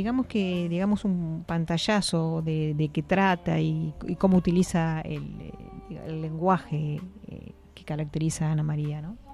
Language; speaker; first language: Spanish; native; Spanish